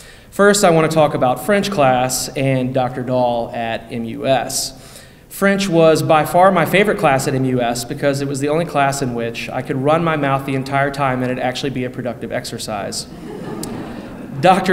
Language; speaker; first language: English; native; English